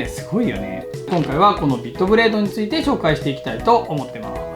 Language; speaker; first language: Japanese; native; Japanese